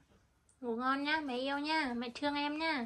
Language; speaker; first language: Vietnamese; native; Vietnamese